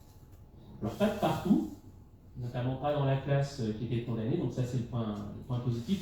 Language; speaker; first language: French; native; French